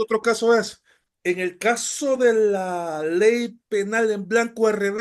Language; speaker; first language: Spanish; native; Spanish